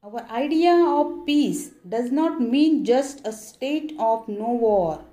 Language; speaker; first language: English; non-native, local second language; Marathi